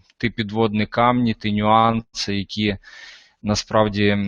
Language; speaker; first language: Ukrainian; non-native, local second language; Russian